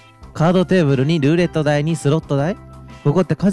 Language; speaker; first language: Japanese; native; Japanese